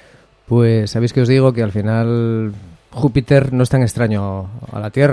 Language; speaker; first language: Spanish; native; Spanish